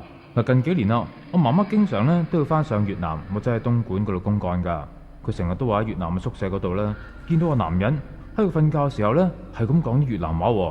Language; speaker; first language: Cantonese; native; Cantonese